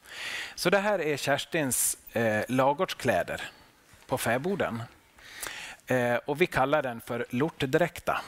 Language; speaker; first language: Swedish; non-native, local second language; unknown